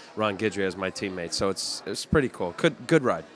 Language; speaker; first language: English; native; English